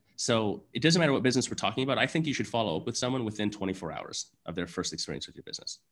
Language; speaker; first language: English; native; English